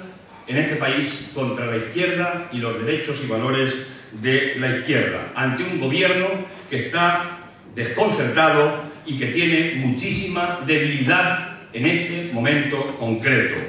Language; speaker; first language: Spanish; native; Spanish